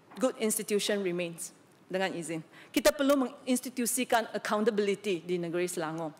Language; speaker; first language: Malay; non-native, local second language; Chinese